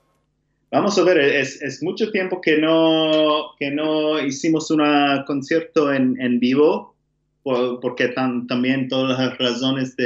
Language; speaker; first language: Spanish; non-native, learner; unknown